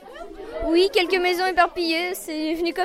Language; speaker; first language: French; native; French